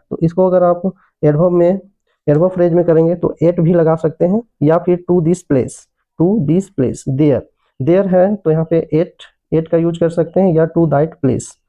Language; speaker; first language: Hindi; native; Hindi